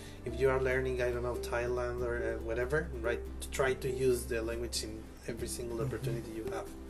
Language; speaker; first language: English; non-native, fluent; Spanish